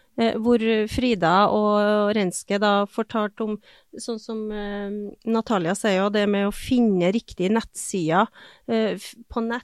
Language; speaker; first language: Norwegian; native; Norwegian